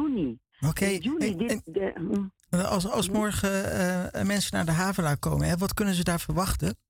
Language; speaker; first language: Dutch; native; Dutch